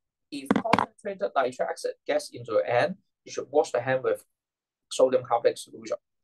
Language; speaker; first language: English; non-native, local second language; Cantonese